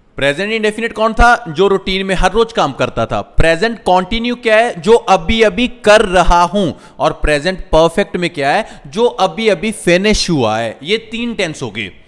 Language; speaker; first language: Hindi; non-native, local second language; Punjabi